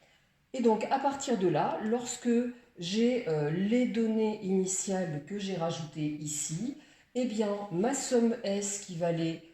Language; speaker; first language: French; native; French